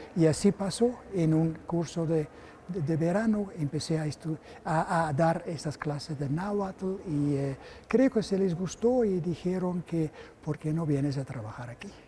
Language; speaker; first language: Spanish; non-native, fluent; Dutch